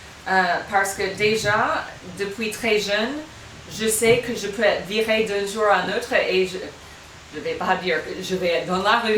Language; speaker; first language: French; non-native, fluent; English